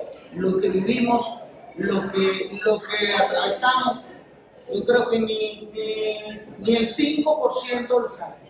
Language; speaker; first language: Spanish; native; Spanish